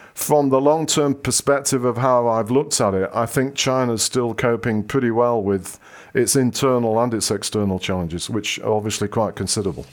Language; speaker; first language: English; native; English